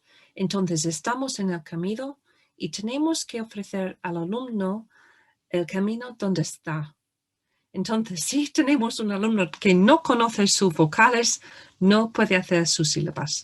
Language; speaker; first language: Spanish; non-native, fluent; English